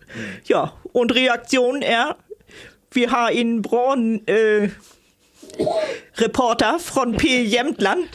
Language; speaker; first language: Swedish; non-native, learner; German